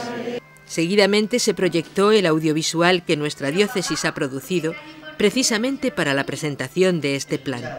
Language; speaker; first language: Spanish; native; Spanish